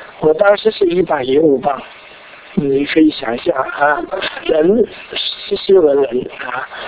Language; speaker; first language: Chinese; non-native, local second language; Cantonese